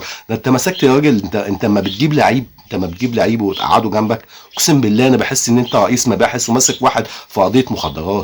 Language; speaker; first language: Arabic; native; Arabic